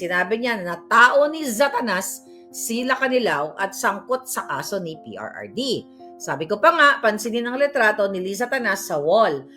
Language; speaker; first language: Filipino; native; Filipino